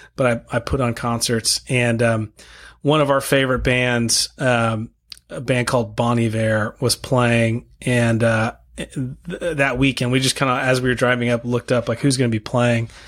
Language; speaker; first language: English; native; English